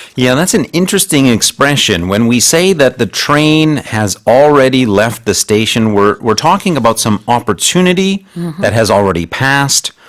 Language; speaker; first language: English; native; English